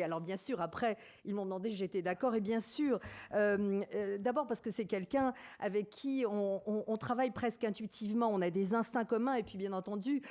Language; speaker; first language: French; native; French